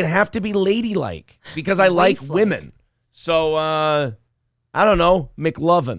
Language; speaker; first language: English; native; English